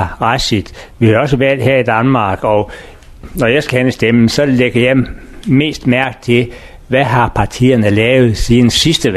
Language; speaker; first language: Danish; non-native, learner; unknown